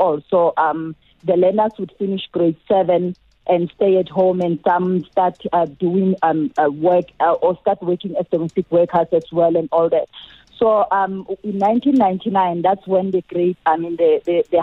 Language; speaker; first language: English; non-native, local second language; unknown